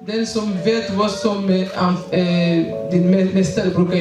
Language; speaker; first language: Swedish; non-native, learner; Swahili